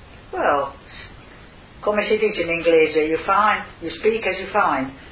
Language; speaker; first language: English; early bilingual, other home language; Friulian